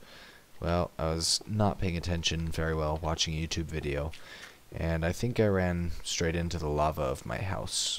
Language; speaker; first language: English; native; English